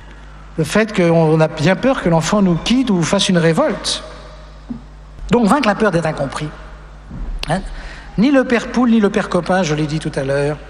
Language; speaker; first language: French; native; French